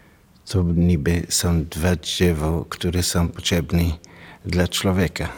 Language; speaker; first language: Polish; non-native, learner; Hebrew